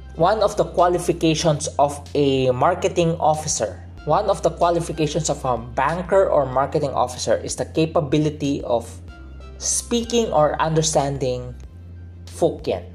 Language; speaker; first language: English; non-native, local second language; Filipino